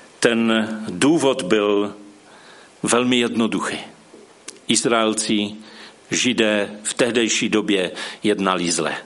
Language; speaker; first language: Czech; non-native, local second language; Polish